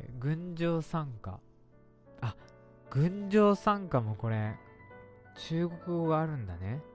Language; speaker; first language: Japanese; native; Japanese